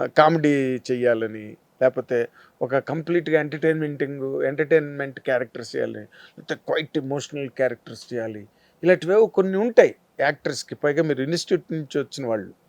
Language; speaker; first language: Telugu; native; Telugu